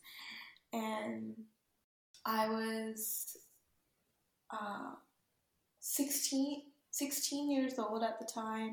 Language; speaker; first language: English; non-native, local second language; Urdu